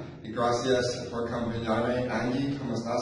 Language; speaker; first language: Spanish; non-native, fluent; English